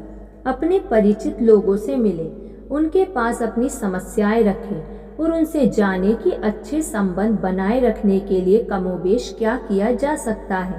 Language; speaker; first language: Hindi; native; Hindi